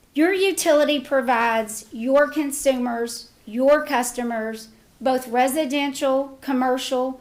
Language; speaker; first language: English; native; English